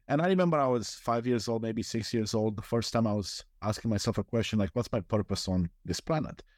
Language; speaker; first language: English; non-native, fluent; Romanian